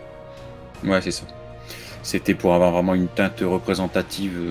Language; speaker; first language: French; native; French